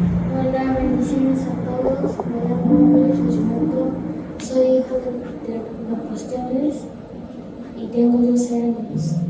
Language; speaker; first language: Spanish; early bilingual, heritage; Spanish